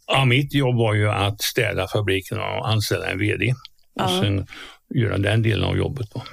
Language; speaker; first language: Swedish; native; Swedish